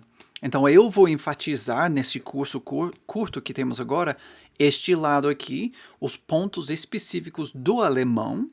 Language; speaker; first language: Portuguese; non-native, fluent; English